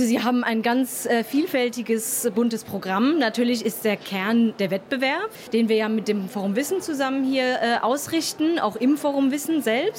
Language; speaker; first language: German; native; German